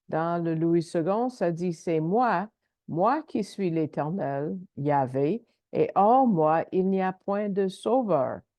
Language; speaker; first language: French; native; French